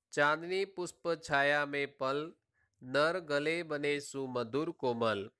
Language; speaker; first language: Hindi; non-native, local second language; Gujarati